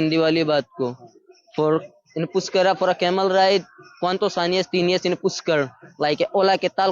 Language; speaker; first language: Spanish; non-native, learner; Hindi